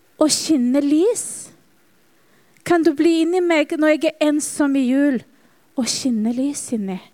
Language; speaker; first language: Norwegian; non-native, fluent; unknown